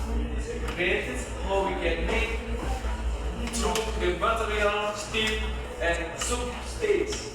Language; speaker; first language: English; non-native, learner; Indonesian